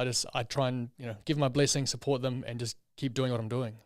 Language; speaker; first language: English; native; English